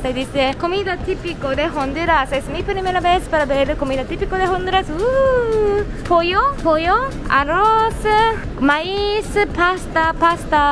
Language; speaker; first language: Spanish; non-native, learner; Japanese